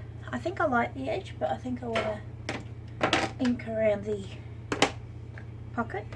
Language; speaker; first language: English; native; English